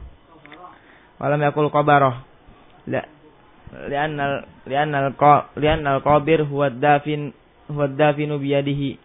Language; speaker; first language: Arabic; non-native, learner; Indonesian